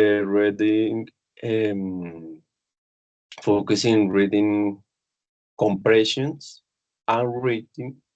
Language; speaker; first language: English; non-native, learner; Spanish